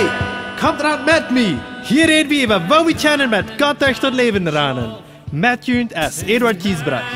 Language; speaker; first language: German; non-native, local second language; Plautdietsch